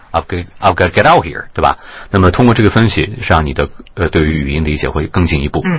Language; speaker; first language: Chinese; native; Chinese